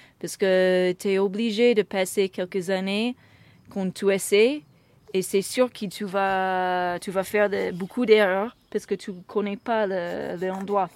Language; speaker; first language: French; non-native, fluent; English